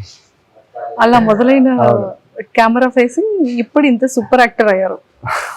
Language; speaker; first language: Telugu; native; Telugu